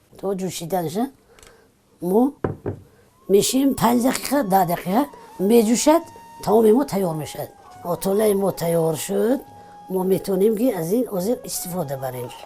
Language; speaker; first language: Tajik; non-native, local second language; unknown